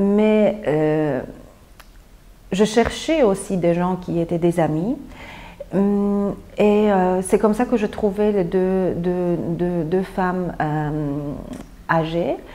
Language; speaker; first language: French; non-native, fluent; Polish